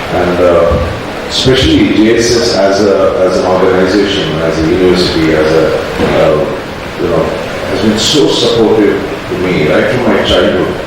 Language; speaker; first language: English; non-native, local second language; Kannada